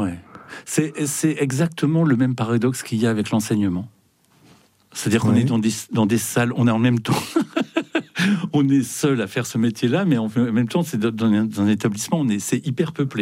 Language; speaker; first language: French; native; French